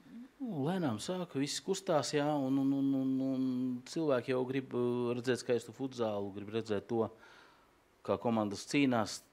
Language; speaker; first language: Latvian; native; Latvian